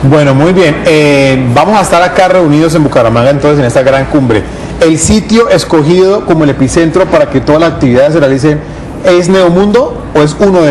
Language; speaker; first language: Spanish; native; Spanish